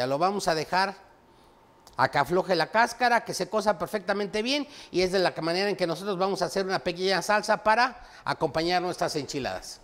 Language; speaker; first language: Spanish; native; Spanish